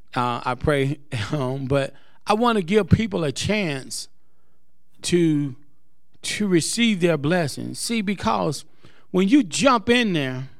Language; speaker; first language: English; native; English